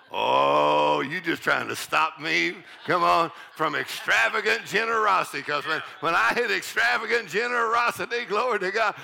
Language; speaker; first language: English; native; English